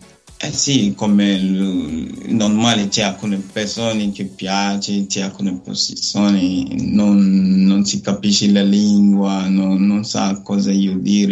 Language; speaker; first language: Italian; non-native, learner; Nigerian Pidgin